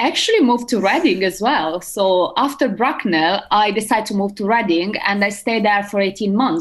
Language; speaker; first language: English; non-native, fluent; Italian